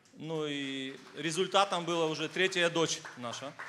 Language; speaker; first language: Polish; non-native, learner; Russian